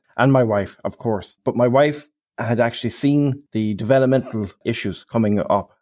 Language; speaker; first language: English; native; English